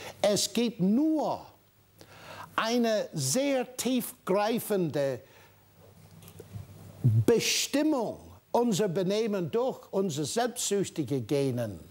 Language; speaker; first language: German; non-native, fluent; English